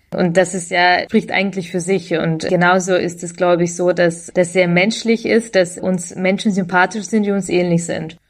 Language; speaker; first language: German; early bilingual, other home language; Russian